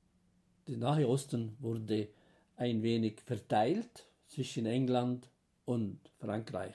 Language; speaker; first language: German; non-native, fluent; Arabic